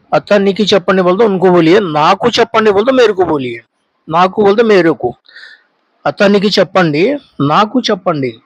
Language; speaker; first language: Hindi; non-native, local second language; Urdu